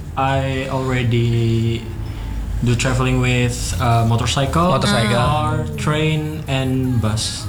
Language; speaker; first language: English; non-native, learner; Indonesian